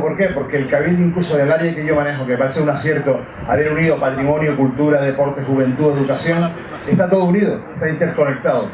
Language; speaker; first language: Spanish; native; Spanish